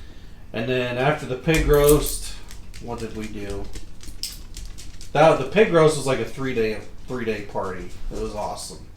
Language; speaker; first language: English; native; English